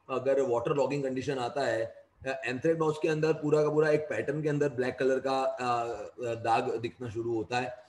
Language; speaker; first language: Hindi; non-native, local second language; Gujarati